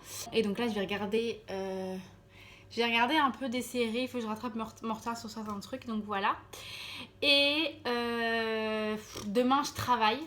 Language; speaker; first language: French; native; French